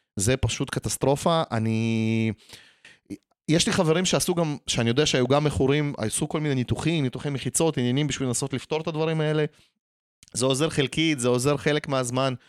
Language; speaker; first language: Hebrew; early bilingual, other home language; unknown